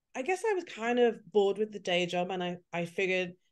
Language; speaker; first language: English; native; English